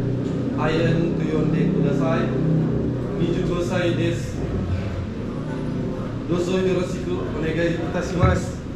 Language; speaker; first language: Japanese; non-native, learner; Indonesian